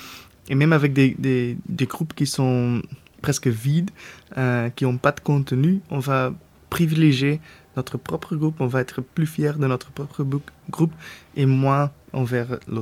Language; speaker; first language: French; non-native, local second language; Dutch